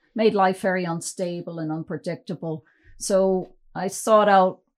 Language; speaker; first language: English; native; English